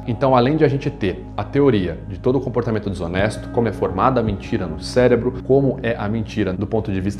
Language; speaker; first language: Portuguese; native; Portuguese